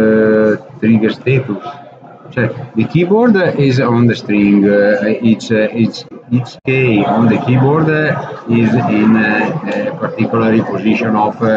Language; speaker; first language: English; non-native, learner; Italian